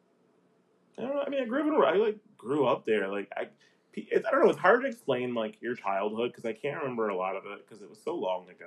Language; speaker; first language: English; native; English